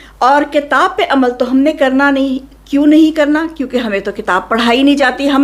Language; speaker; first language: Urdu; native; Urdu